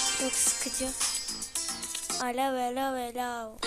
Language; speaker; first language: Turkish; native; Turkish